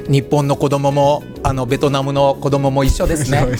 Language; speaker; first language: Japanese; native; Japanese